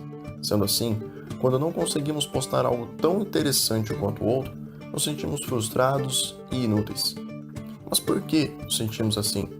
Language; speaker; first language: Portuguese; native; Portuguese